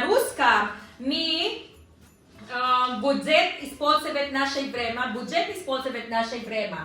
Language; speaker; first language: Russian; non-native, learner; Filipino